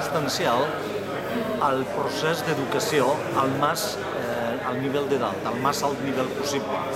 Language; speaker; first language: Catalan; non-native, fluent; Basque